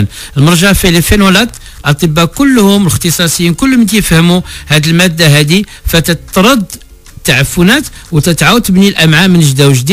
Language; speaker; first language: Arabic; native; Arabic